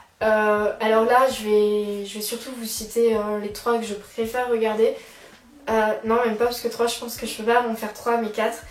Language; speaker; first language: French; native; French